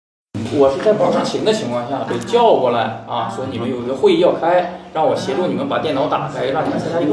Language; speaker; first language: Chinese; native; Chinese